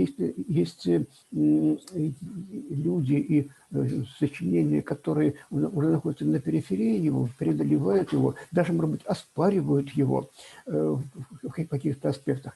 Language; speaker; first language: Russian; native; Russian